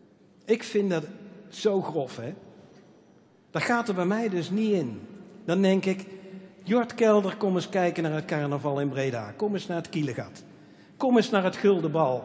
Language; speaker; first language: Dutch; native; Dutch